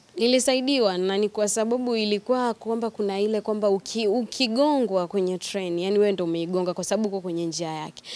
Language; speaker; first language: Swahili; native; Swahili